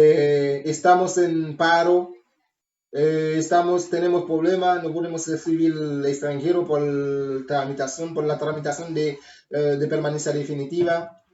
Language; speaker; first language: Spanish; non-native, learner; Haitian Creole